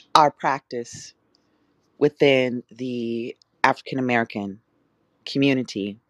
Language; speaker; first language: English; native; English